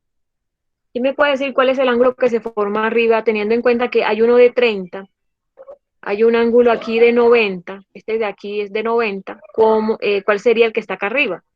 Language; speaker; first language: Spanish; native; Spanish